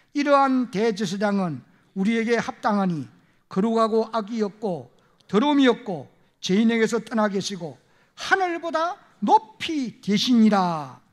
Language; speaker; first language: Korean; native; Korean